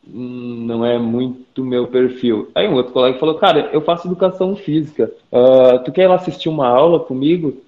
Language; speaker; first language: Portuguese; native; Portuguese